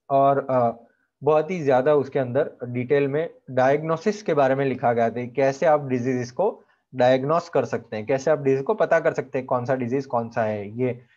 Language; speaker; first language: Hindi; non-native, local second language; Gujarati